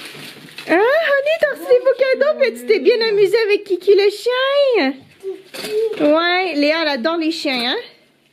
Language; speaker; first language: French; native; French